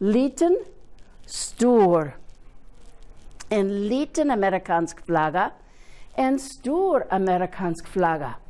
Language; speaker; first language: Swedish; non-native, fluent; English